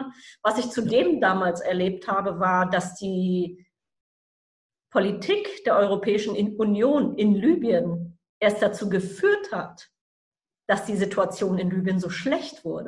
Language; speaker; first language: German; native; German